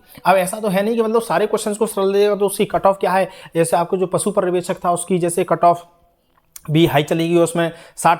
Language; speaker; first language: Hindi; native; Hindi